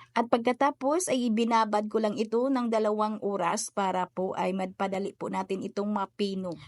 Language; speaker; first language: Filipino; non-native, local second language; Cebuano